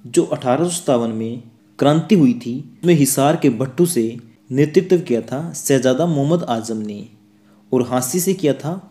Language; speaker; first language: Hindi; native; Hindi